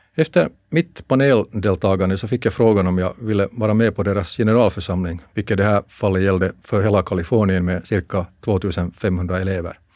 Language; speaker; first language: Swedish; native; Swedish